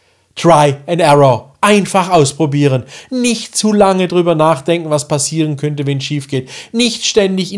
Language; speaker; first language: German; native; German